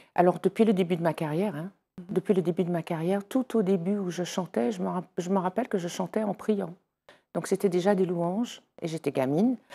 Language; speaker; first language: French; native; French